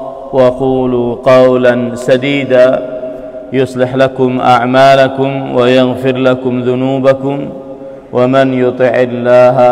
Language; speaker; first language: Arabic; non-native, fluent; Indonesian